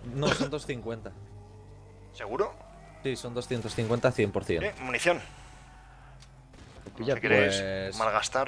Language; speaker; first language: Spanish; native; Spanish